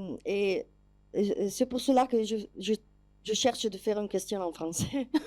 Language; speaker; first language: French; non-native, learner; Italian